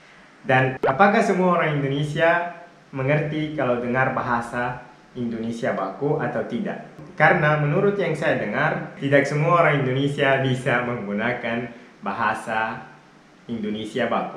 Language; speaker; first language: Indonesian; non-native, fluent; Arabic